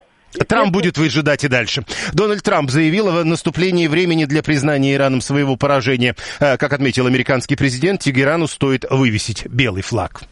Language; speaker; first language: Russian; native; Russian